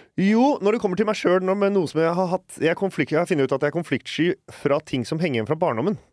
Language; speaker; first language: Norwegian; native; Norwegian